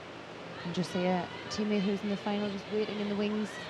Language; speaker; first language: English; native; English